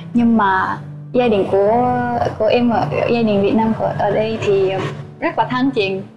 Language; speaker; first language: Vietnamese; non-native, fluent; Japanese